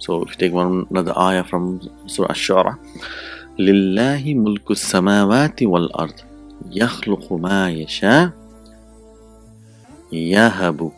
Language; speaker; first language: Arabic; non-native, fluent; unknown